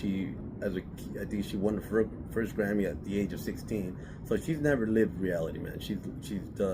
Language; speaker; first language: English; native; English